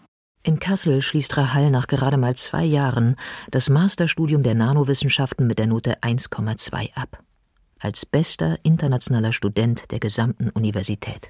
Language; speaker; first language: German; native; German